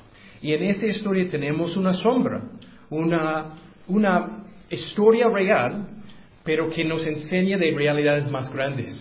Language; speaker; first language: Spanish; non-native, learner; English